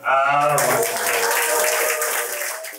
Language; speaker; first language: Korean; native; Korean